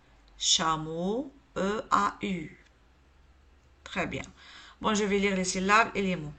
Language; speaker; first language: French; non-native, local second language; Arabic